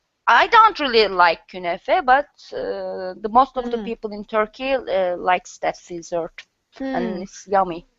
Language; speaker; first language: English; non-native, learner; Turkish